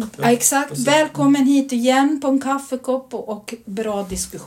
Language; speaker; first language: Swedish; native; Swedish